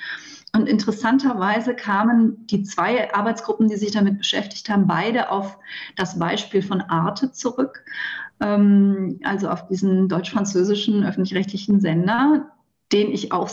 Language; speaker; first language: German; native; German